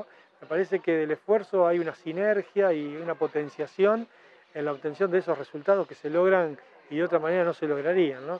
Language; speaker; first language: Spanish; native; Spanish